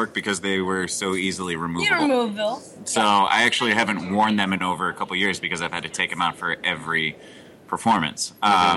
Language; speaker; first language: English; native; English